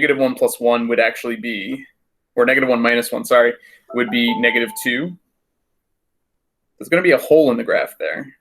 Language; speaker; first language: English; native; English